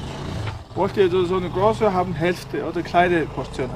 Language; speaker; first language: German; non-native, learner; Mongolian